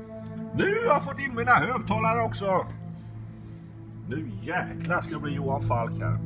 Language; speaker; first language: Swedish; native; Swedish